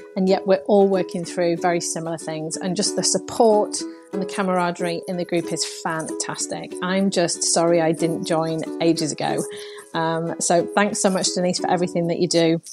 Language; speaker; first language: English; native; English